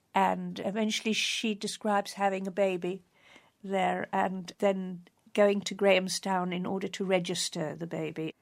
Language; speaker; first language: English; native; English